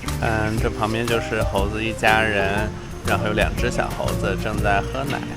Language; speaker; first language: Chinese; native; Chinese